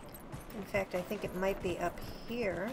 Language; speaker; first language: English; native; English